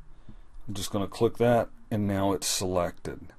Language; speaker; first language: English; native; English